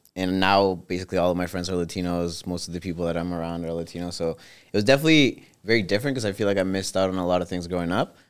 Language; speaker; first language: English; early bilingual, other home language; Spanish